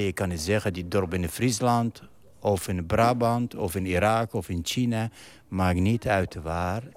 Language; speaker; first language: Dutch; non-native, fluent; Arabic